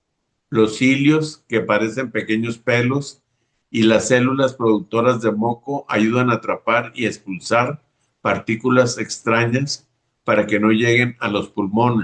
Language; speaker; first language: Spanish; native; Spanish